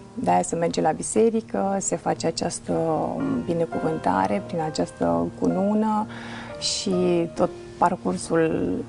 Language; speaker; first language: Romanian; non-native, local second language; Russian